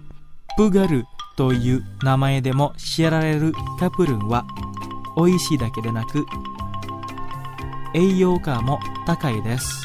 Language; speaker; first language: Japanese; non-native, fluent; Indonesian